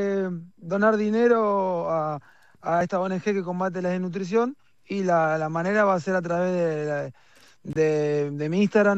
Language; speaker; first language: Spanish; native; Spanish